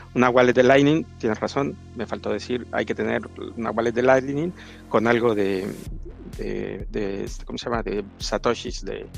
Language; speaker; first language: Spanish; native; Spanish